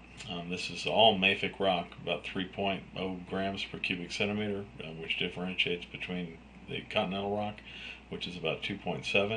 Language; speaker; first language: English; native; English